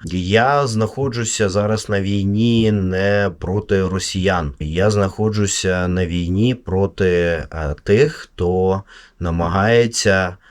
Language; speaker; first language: Ukrainian; non-native, local second language; Russian